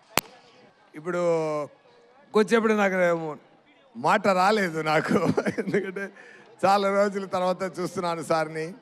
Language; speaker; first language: Telugu; non-native, local second language; Tamil